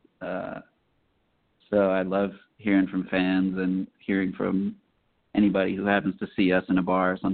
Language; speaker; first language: English; native; English